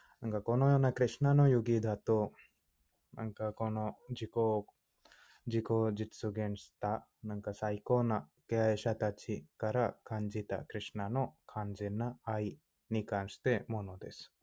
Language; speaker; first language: Japanese; non-native, fluent; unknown